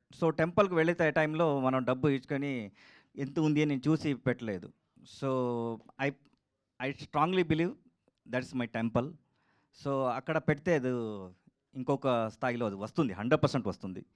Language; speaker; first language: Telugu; non-native, learner; Kannada